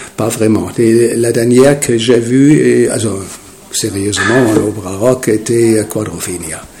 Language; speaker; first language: French; non-native, learner; German